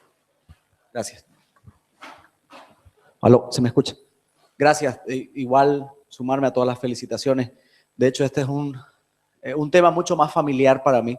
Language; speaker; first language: Spanish; native; Spanish